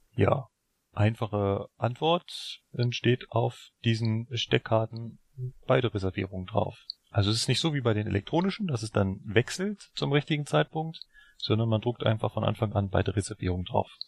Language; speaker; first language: German; native; German